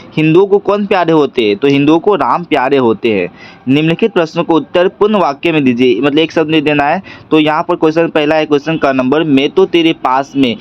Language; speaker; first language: Hindi; non-native, local second language; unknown